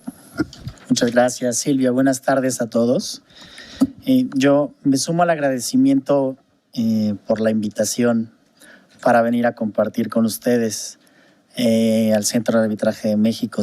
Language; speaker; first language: Spanish; native; Spanish